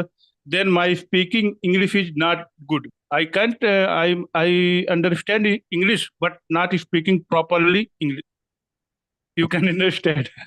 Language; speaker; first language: English; non-native, learner; Hindi